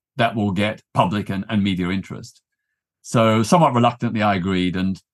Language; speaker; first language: English; native; English